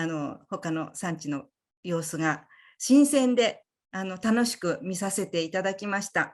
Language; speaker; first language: Japanese; native; Japanese